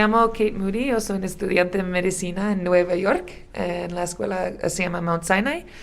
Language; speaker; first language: Spanish; non-native, learner; English